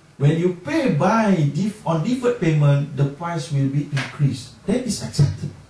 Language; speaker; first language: English; non-native, local second language; Malay